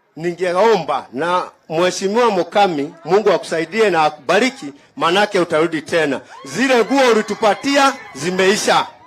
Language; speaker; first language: Swahili; non-native, local second language; Kikuyu